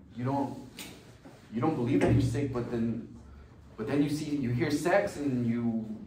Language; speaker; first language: English; early bilingual, other home language; Spanish